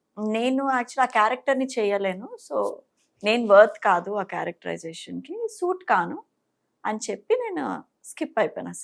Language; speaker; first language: Telugu; non-native, fluent; Bangla